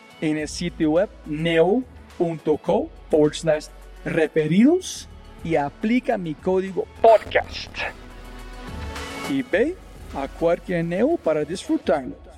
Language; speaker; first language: Spanish; non-native, fluent; English